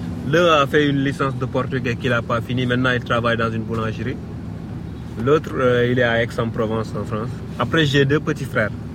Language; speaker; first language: French; non-native, local second language; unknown